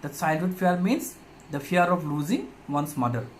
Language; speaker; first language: English; non-native, local second language; Assamese